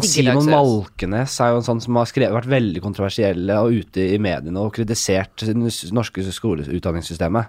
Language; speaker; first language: Norwegian; native; Norwegian